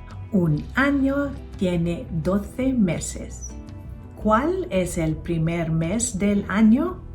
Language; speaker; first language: Spanish; non-native, fluent; Filipino